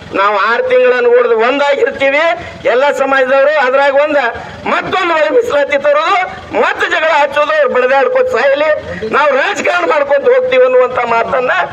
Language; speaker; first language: Kannada; native; Kannada